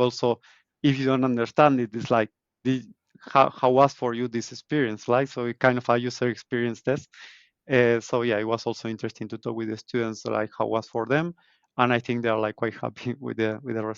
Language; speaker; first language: English; non-native, fluent; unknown